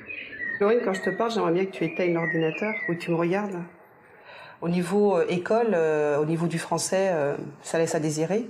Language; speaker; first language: French; native; French